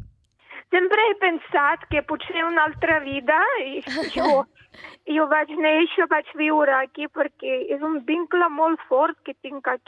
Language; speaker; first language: Catalan; non-native, fluent; Russian